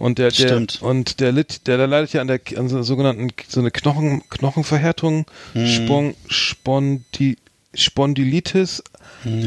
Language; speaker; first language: German; native; German